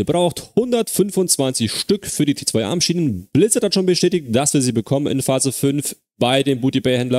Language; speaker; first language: German; native; German